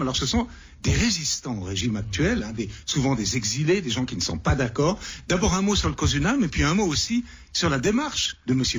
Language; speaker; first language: French; native; French